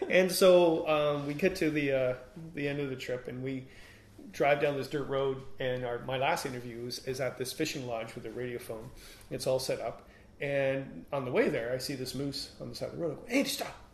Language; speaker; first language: English; native; English